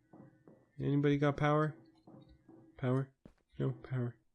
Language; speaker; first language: English; native; English